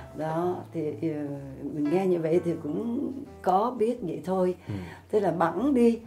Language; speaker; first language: Vietnamese; native; Vietnamese